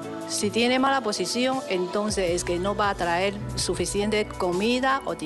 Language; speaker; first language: Spanish; non-native, learner; Chinese